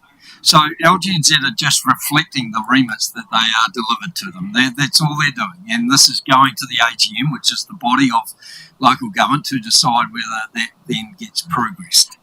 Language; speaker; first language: English; native; English